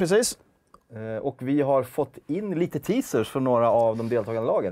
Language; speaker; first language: Swedish; native; Swedish